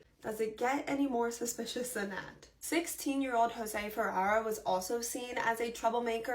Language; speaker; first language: English; native; English